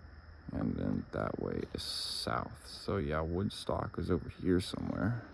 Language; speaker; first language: English; native; English